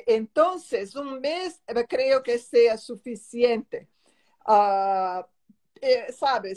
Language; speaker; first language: Spanish; non-native, learner; Portuguese